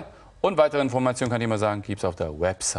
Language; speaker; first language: German; native; German